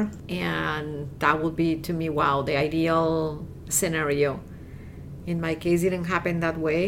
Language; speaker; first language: English; non-native, fluent; Spanish